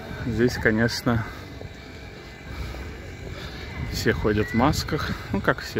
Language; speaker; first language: Russian; native; Russian